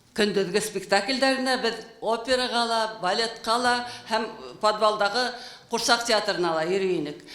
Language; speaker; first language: Tatar; non-native, local second language; Bashkir